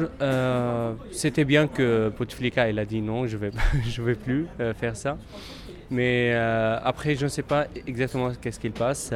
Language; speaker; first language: French; non-native, fluent; Arabic